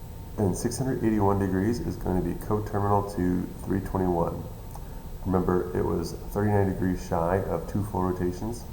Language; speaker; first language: English; native; English